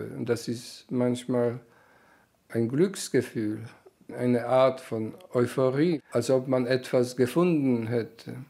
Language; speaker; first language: German; non-native, fluent; Polish